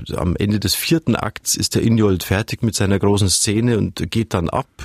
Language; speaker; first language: German; native; German